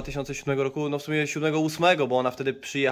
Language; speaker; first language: Polish; native; Polish